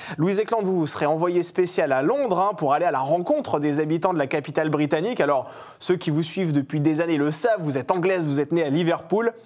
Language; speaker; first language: French; native; French